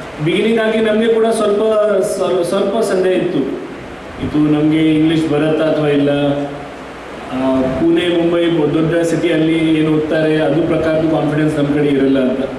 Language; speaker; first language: Kannada; non-native, fluent; Marathi